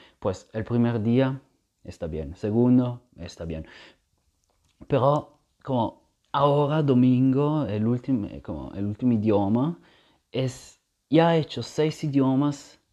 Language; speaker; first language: Spanish; non-native, fluent; Italian